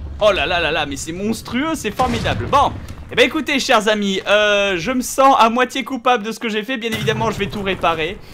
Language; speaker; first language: French; native; French